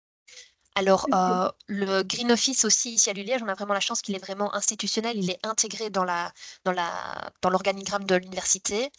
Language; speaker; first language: French; native; French